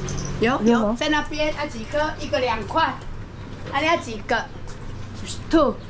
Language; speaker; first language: Chinese; non-native, local second language; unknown